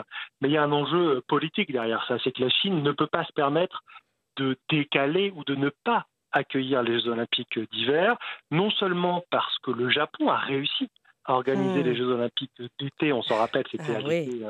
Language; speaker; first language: French; native; French